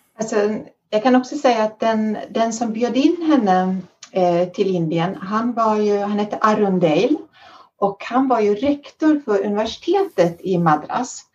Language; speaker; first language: Swedish; early bilingual, heritage; Swedish